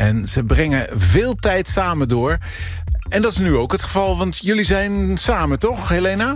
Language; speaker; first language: Dutch; native; Dutch